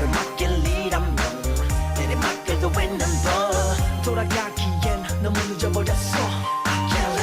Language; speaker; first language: Korean; native; Korean